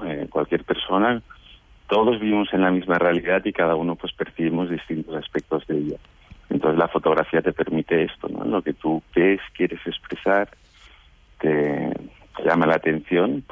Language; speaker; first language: Spanish; native; Spanish